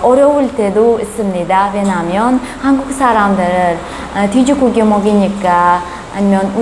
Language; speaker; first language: Korean; non-native, fluent; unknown